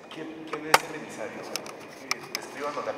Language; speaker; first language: Spanish; native; Spanish